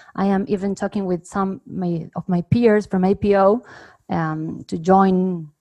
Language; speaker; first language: English; non-native, fluent; Spanish